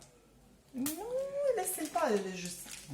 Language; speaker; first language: French; non-native, learner; English